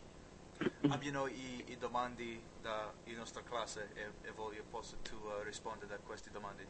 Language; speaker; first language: Italian; non-native, learner; English